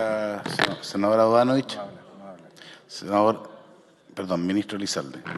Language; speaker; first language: Spanish; native; Spanish